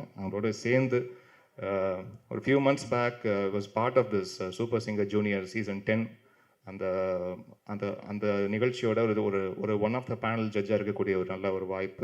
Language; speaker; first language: Tamil; native; Tamil